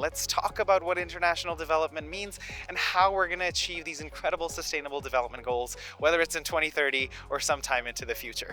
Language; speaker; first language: English; native; English